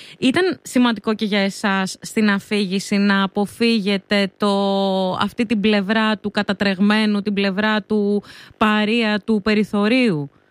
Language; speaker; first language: Greek; native; Greek